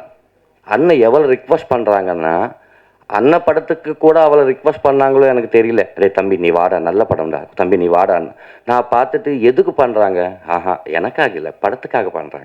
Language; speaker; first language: Tamil; non-native, learner; Telugu